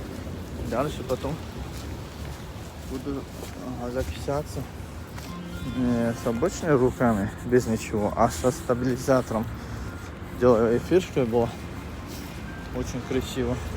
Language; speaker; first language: Russian; non-native, fluent; Tajik